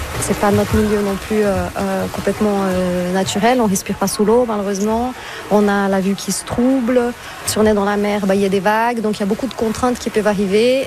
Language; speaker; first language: French; non-native, fluent; Portuguese